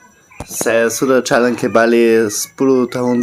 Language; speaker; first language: Indonesian; non-native, learner; German